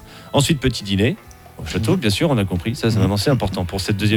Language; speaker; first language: French; native; French